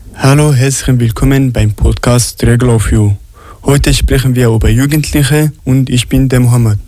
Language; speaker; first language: German; non-native, learner; Arabic